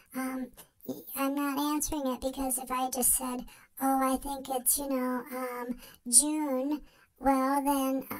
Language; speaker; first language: English; native; English